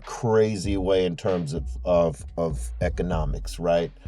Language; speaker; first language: English; native; English